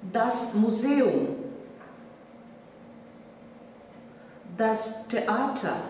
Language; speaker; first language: German; non-native, fluent; Russian